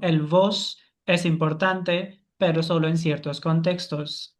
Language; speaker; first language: Spanish; non-native, fluent; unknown